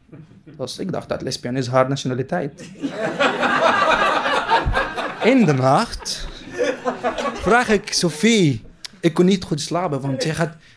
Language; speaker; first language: Dutch; non-native, learner; Arabic